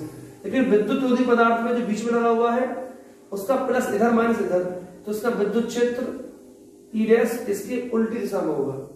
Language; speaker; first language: Hindi; native; Hindi